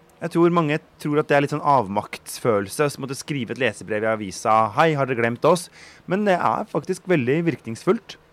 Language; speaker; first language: Norwegian; native; Norwegian